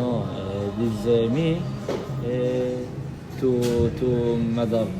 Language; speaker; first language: English; non-native, learner; Arabic